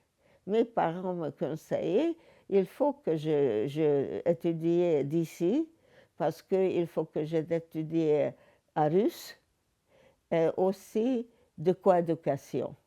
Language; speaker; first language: French; non-native, learner; Hungarian